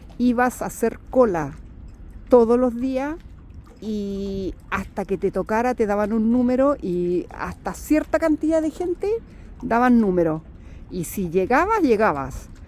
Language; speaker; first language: Spanish; native; Spanish